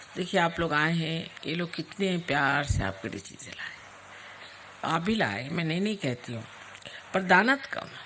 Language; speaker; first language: Hindi; non-native, local second language; Marathi